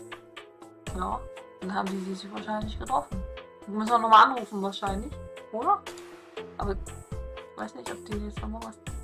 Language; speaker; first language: German; native; German